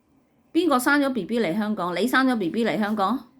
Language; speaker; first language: Cantonese; native; Cantonese